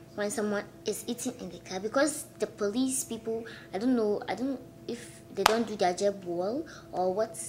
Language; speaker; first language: English; non-native, local second language; Akan